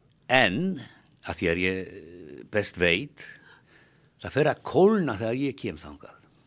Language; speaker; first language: Icelandic; non-native, fluent; Polish